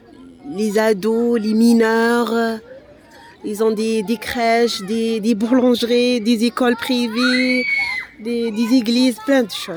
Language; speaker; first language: French; non-native, local second language; Arabic